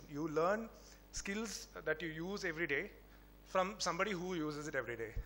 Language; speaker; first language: English; non-native, local second language; Tamil